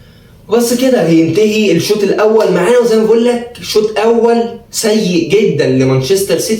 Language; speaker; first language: Arabic; native; Arabic